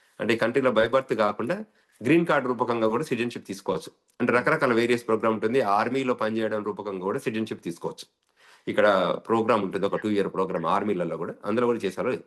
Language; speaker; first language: Telugu; native; Telugu